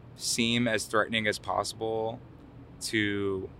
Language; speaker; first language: English; early bilingual, other home language; Arabic